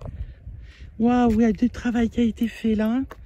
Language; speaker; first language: French; native; French